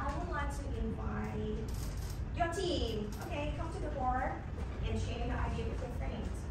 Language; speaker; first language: English; non-native, learner; Vietnamese